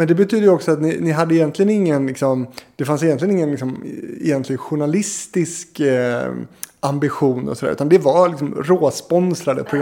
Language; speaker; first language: Swedish; native; Swedish